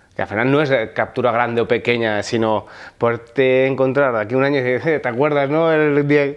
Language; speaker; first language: Spanish; non-native, local second language; Occitan